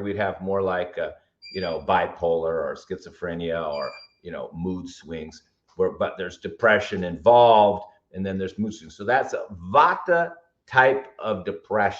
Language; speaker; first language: English; native; English